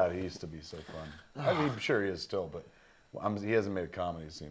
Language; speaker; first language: English; native; English